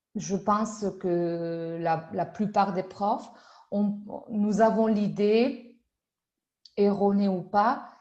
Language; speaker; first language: French; non-native, fluent; Spanish